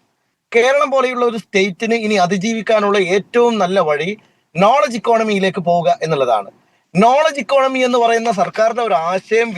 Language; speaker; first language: Malayalam; native; Malayalam